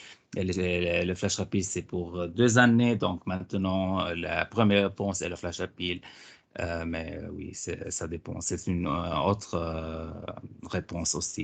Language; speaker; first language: French; non-native, fluent; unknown